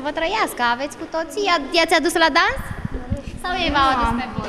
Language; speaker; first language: Romanian; native; Romanian